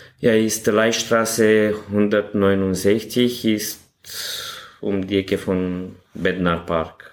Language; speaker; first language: German; non-native, learner; Romanian